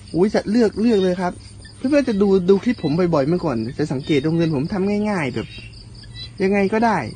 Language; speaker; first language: Thai; native; Thai